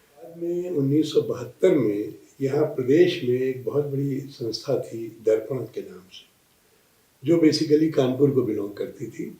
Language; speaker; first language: Hindi; native; Hindi